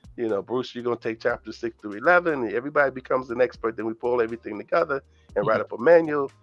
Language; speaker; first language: English; native; English